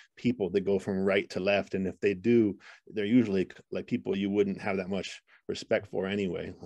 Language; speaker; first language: English; native; English